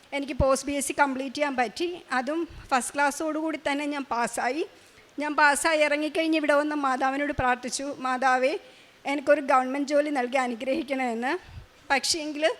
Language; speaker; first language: Malayalam; native; Malayalam